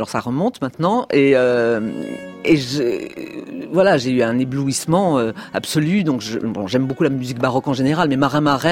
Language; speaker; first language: French; native; French